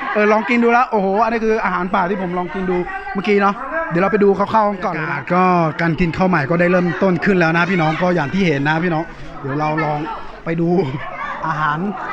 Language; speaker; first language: Thai; non-native, local second language; Akha